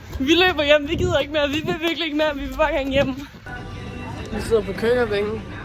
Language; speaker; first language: Danish; native; Danish